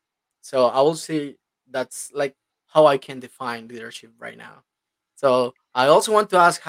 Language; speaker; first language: English; non-native, fluent; Spanish